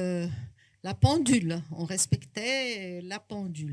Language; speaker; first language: French; non-native, fluent; Portuguese